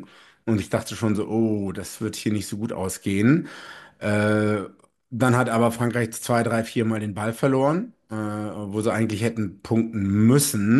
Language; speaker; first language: German; native; German